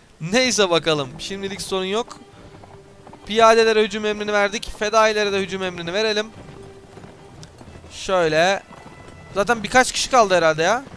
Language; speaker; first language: Turkish; native; Turkish